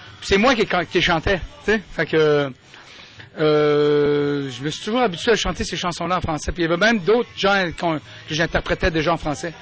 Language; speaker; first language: French; native; French